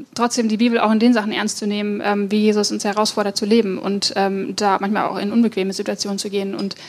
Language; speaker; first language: German; native; German